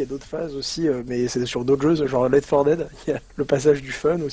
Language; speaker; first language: French; native; French